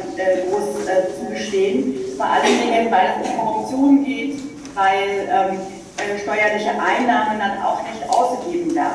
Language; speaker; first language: German; native; German